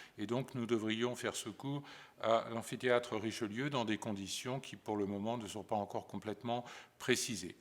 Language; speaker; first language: French; native; French